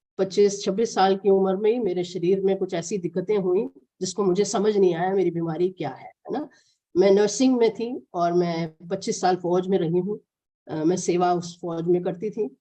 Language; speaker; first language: Hindi; non-native, local second language; Malayalam